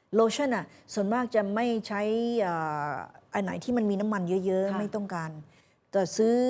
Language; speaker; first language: Thai; early bilingual, heritage; Thai